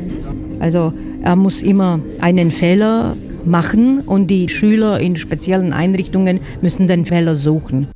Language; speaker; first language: German; non-native, fluent; Slovak